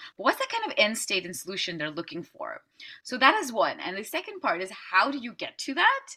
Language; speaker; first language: English; early bilingual, other home language; Dutch